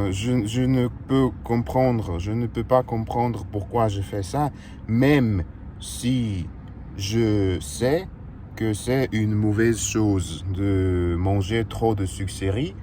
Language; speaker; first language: French; non-native, learner; Russian